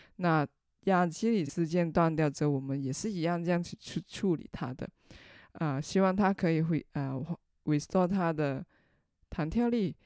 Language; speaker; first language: Chinese; non-native, local second language; Cantonese